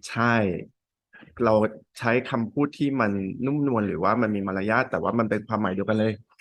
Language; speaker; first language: Thai; early bilingual, heritage; Thai